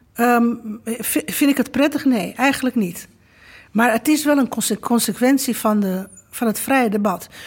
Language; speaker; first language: Dutch; non-native, fluent; Romanian